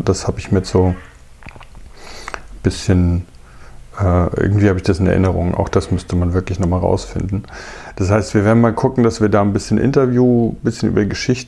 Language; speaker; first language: German; native; German